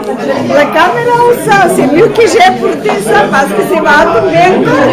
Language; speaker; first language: French; non-native, learner; Bulgarian